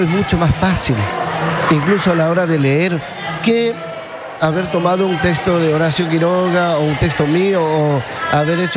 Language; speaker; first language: Spanish; non-native, local second language; Guarani